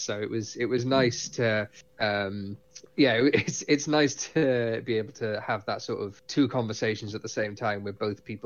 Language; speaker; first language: English; native; English